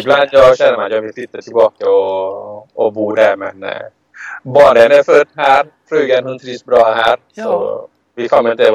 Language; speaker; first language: Swedish; non-native, fluent; Thai